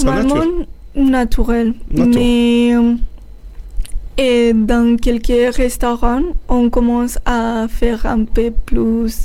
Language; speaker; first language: French; non-native, learner; Spanish